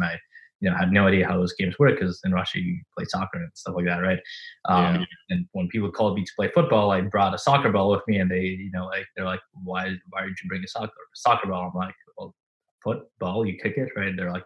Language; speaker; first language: English; non-native, fluent; Russian